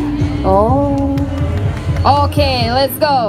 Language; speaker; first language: Korean; non-native, learner; Russian